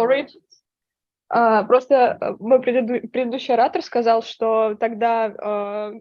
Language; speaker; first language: Russian; native; Russian